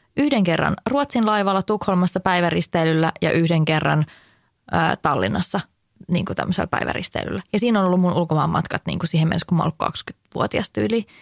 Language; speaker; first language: Finnish; native; Finnish